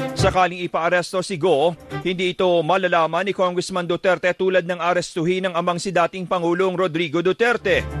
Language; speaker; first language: Filipino; native; Filipino